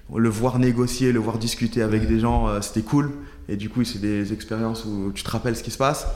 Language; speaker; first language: French; native; French